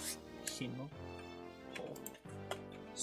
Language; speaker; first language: Norwegian; non-native, learner; English